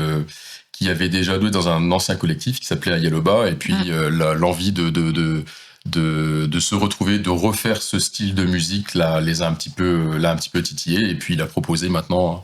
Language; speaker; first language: French; native; French